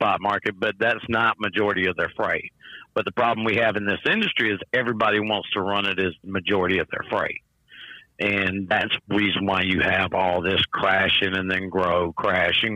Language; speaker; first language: English; native; English